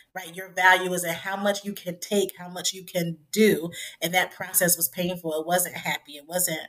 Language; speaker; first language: English; native; English